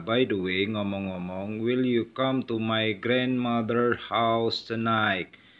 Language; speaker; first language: English; non-native, learner; Indonesian